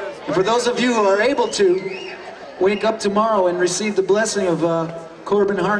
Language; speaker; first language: English; native; English